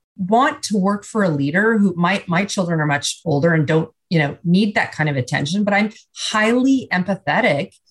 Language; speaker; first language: English; native; English